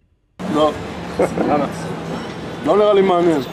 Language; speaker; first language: Hebrew; native; Hebrew